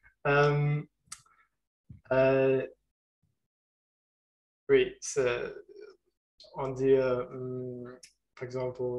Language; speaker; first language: French; non-native, learner; German